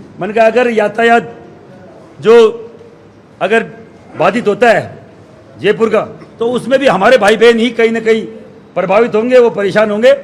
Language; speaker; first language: Hindi; native; Hindi